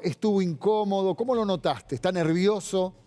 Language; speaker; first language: Spanish; native; Spanish